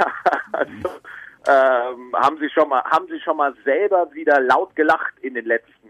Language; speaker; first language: German; native; German